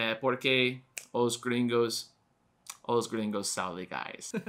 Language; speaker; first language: Portuguese; non-native, learner; English